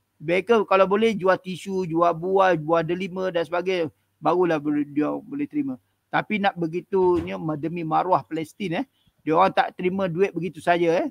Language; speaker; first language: Malay; native; Malay